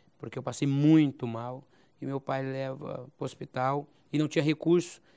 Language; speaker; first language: Portuguese; native; Portuguese